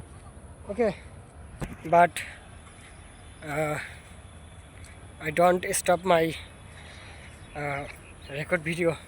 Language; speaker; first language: English; non-native, learner; Bangla